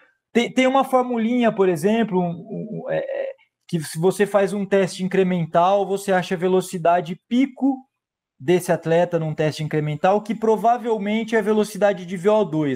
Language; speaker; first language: Portuguese; native; Portuguese